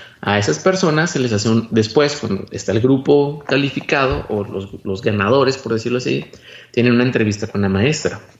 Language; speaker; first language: Spanish; native; Spanish